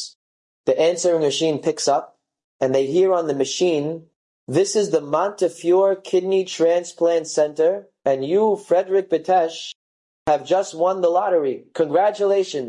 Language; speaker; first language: English; native; English